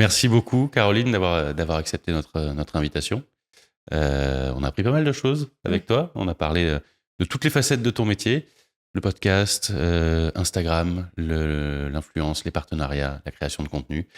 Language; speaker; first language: French; native; French